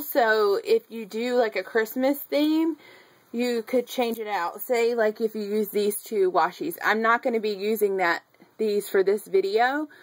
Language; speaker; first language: English; native; English